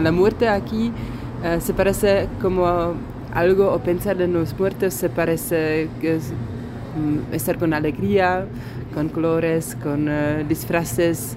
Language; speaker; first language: Spanish; non-native, fluent; Czech